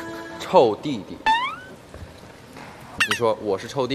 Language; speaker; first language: Chinese; native; Chinese